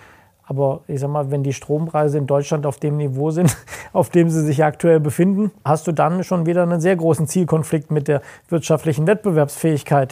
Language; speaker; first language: German; native; German